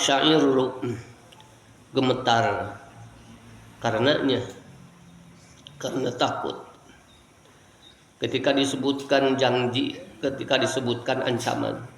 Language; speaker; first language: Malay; non-native, local second language; Sundanese